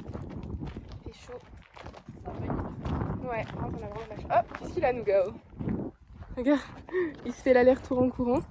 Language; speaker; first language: French; native; French